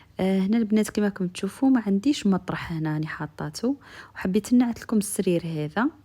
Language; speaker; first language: Arabic; native; Arabic